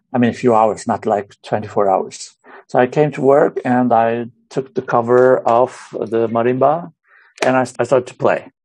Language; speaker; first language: English; non-native, fluent; Romanian